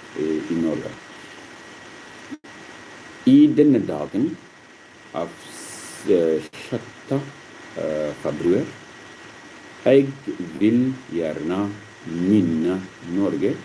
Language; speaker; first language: Swedish; non-native, learner; Arabic